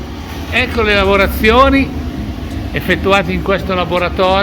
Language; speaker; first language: Italian; native; Italian